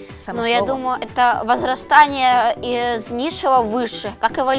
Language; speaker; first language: Russian; native; Russian